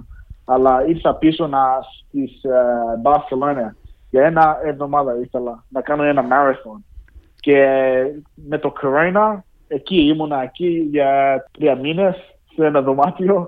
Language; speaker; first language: Greek; early bilingual, heritage; English